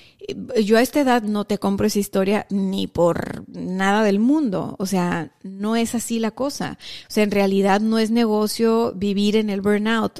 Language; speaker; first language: Spanish; native; Spanish